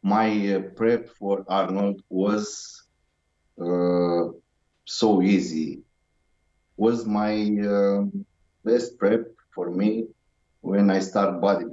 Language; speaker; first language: English; non-native, learner; Romanian